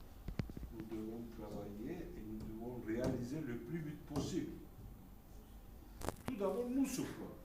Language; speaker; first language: French; non-native, fluent; Turkish